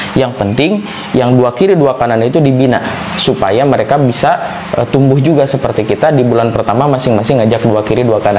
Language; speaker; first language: Indonesian; non-native, local second language; Sundanese